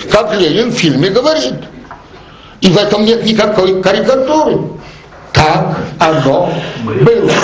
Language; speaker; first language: Russian; non-native, fluent; Polish